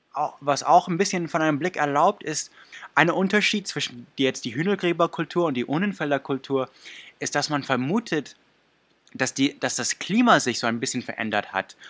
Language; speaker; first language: German; non-native, fluent; English